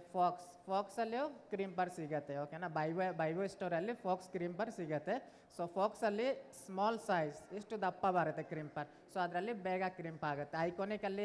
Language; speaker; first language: Kannada; non-native, learner; Bangla